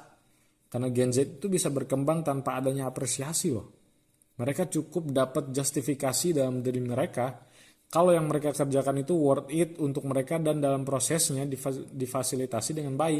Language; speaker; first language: Indonesian; native; Indonesian